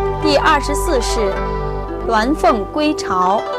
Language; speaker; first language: Chinese; native; Chinese